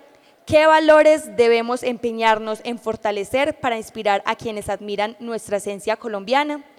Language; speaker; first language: Spanish; native; Spanish